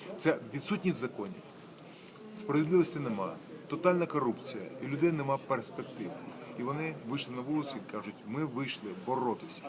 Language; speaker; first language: Ukrainian; non-native, local second language; Russian